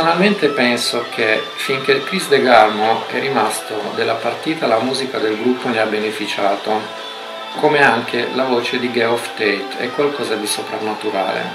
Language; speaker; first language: Italian; native; Italian